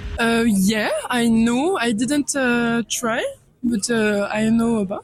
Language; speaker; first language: English; non-native, fluent; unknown